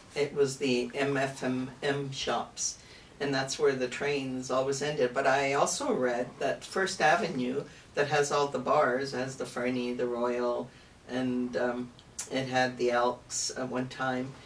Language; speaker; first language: English; native; English